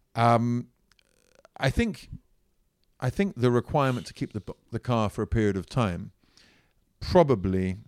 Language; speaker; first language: English; non-native, fluent; Italian